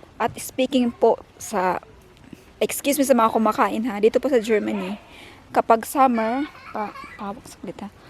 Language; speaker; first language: Filipino; non-native, local second language; Cebuano